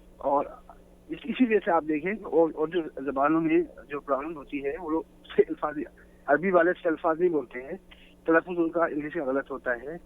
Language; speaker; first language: Urdu; native; Urdu